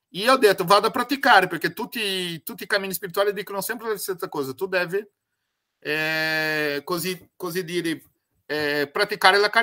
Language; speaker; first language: Italian; non-native, fluent; Portuguese